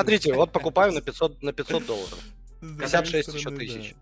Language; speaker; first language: Russian; native; Russian